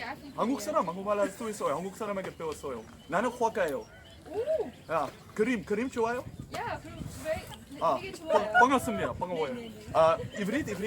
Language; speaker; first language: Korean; non-native, learner; Dutch